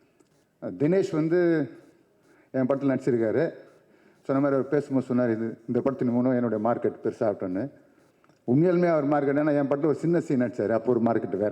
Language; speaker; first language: Tamil; native; Tamil